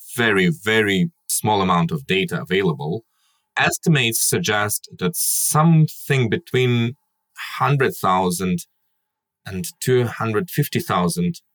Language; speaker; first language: English; non-native, fluent; Kyrgyz